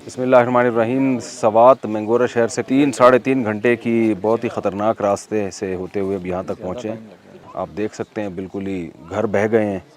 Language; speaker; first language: Urdu; native; Urdu